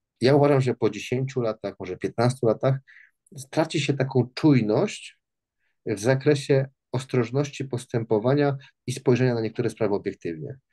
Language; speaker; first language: Polish; native; Polish